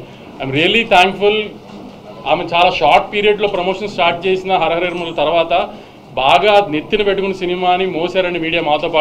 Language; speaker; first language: Telugu; native; Telugu